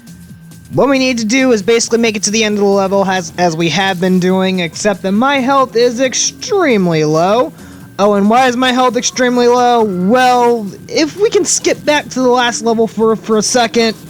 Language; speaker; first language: English; native; English